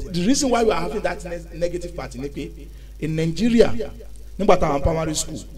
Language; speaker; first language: English; non-native, local second language; Yoruba